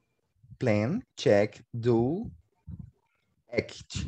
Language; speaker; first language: English; non-native, learner; Portuguese